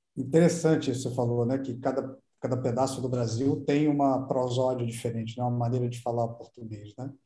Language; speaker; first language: Portuguese; native; Portuguese